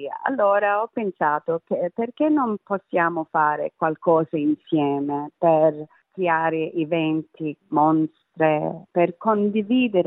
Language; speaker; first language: Italian; early bilingual, heritage; Italian